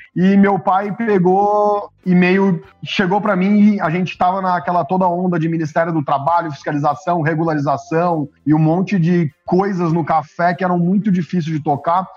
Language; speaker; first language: Portuguese; native; Portuguese